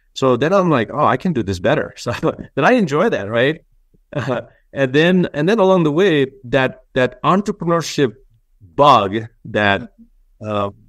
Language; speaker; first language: English; non-native, local second language; Nepali